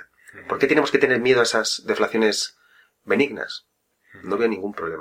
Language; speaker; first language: Spanish; native; Spanish